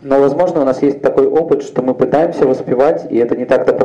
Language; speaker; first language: Russian; native; Russian